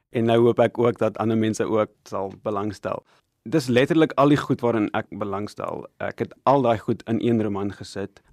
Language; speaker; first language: Afrikaans; non-native, local second language; English